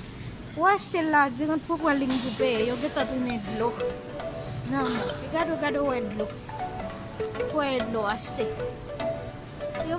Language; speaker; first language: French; non-native, learner; Haitian Creole